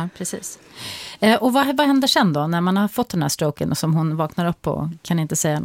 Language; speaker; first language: Swedish; native; Swedish